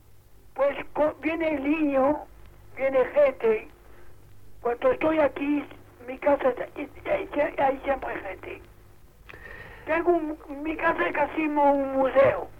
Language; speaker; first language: Spanish; non-native, local second language; Catalan